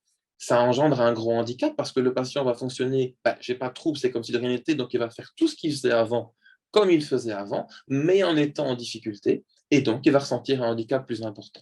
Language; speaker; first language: French; native; French